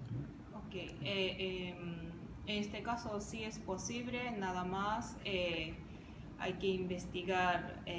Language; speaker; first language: Spanish; non-native, fluent; Japanese